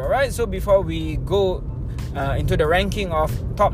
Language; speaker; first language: English; non-native, local second language; Malay